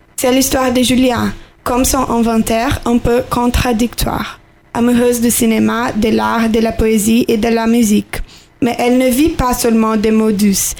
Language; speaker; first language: French; non-native, learner; Portuguese